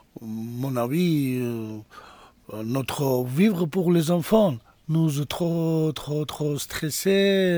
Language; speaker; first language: French; non-native, learner; Georgian